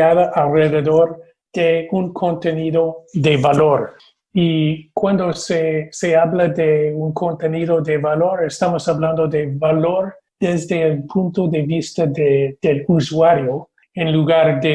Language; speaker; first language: Spanish; non-native, fluent; English